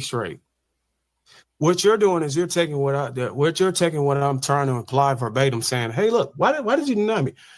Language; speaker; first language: English; native; English